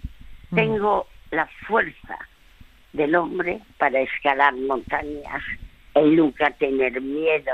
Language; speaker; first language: Spanish; early bilingual, other home language; French